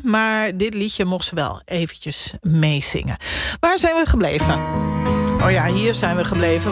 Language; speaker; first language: Dutch; native; Dutch